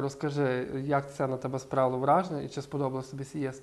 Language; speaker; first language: Ukrainian; native; Ukrainian